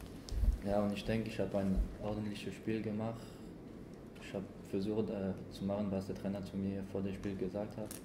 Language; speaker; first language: German; non-native, fluent; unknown